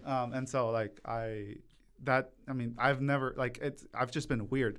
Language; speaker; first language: English; early bilingual, other home language; Korean